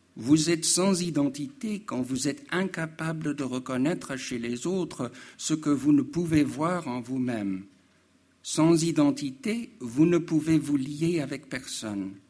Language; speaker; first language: French; non-native, fluent; English